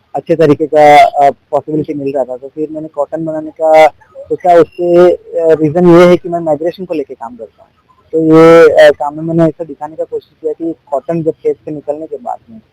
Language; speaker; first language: Hindi; non-native, local second language; Telugu